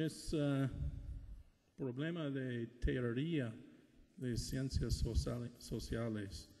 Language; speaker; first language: Spanish; non-native, fluent; English